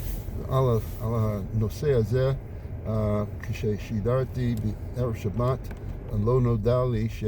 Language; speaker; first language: Hebrew; non-native, fluent; English